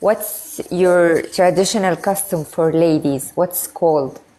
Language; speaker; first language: English; non-native, fluent; Arabic